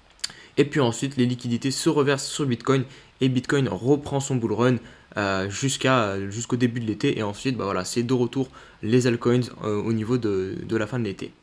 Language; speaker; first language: French; native; French